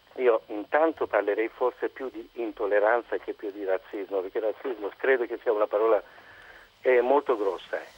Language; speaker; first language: Italian; non-native, fluent; Persian